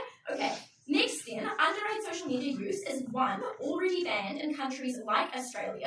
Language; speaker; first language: English; native; English